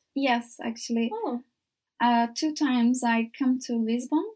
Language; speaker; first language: English; non-native, learner; Turkish